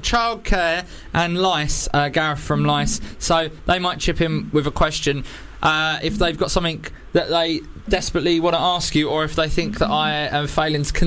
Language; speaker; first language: English; native; English